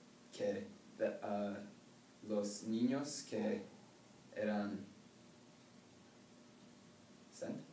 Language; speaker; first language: Spanish; non-native, learner; English